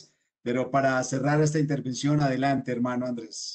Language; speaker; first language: Spanish; native; Spanish